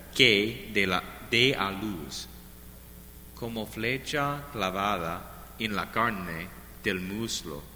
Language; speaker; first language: Spanish; non-native, learner; English